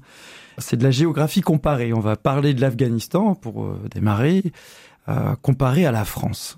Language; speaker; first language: French; native; French